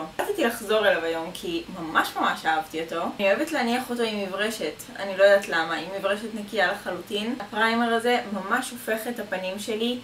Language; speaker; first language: Hebrew; native; Hebrew